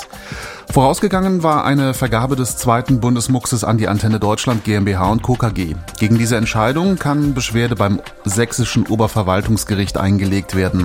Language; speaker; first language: German; native; German